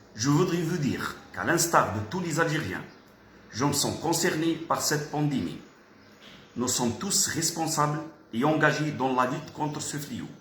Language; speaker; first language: French; non-native, local second language; Arabic